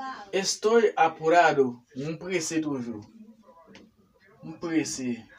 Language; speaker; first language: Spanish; non-native, learner; Haitian Creole